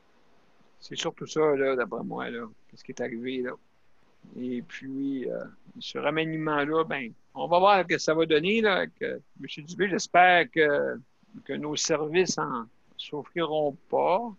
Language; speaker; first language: French; native; French